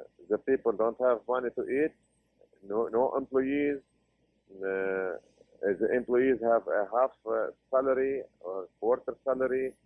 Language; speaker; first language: English; non-native, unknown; Arabic